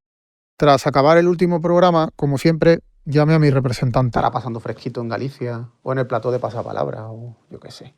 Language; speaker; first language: Spanish; native; Spanish